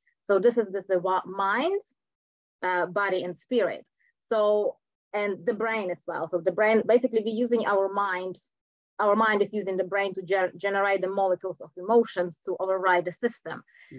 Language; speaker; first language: English; non-native, fluent; Czech